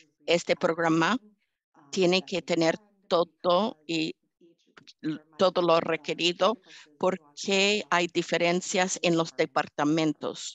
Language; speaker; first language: Spanish; early bilingual, heritage; English